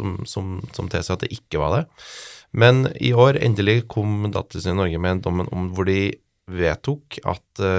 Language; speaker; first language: Norwegian; native; Norwegian